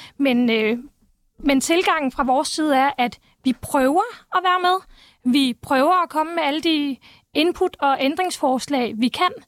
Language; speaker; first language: Danish; early bilingual, other home language; Turkish